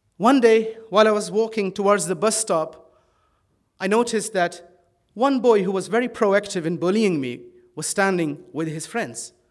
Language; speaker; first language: English; early bilingual, other home language; Dutch